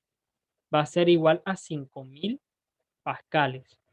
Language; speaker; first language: Spanish; native; Spanish